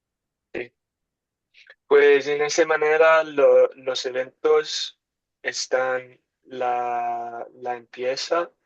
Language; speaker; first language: Spanish; non-native, learner; English